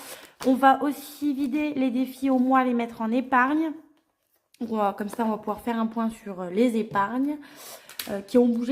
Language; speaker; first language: French; native; French